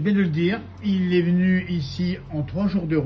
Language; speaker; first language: French; native; French